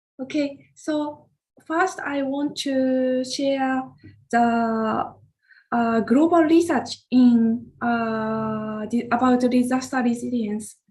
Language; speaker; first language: English; non-native, learner; Japanese